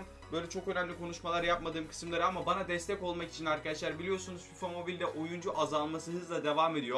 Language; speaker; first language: Turkish; native; Turkish